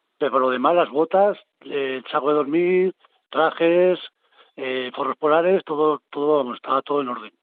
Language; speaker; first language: Spanish; native; Spanish